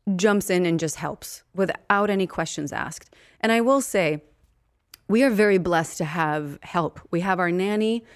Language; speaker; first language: English; non-native, fluent; Swedish